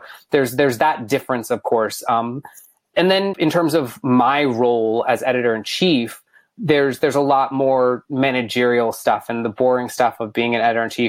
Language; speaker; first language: English; native; English